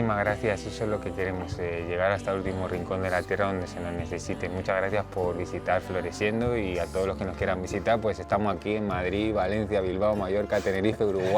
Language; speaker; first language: Spanish; native; Spanish